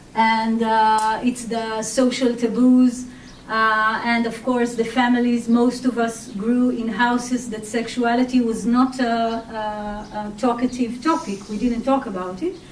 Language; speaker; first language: English; non-native, fluent; Hebrew